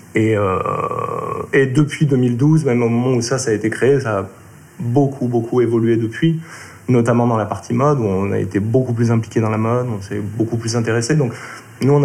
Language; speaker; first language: French; native; French